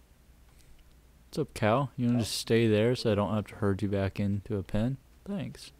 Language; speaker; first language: English; native; English